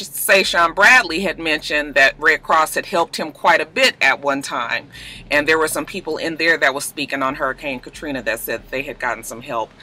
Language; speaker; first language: English; native; English